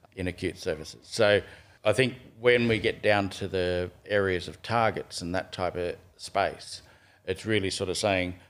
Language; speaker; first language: English; native; English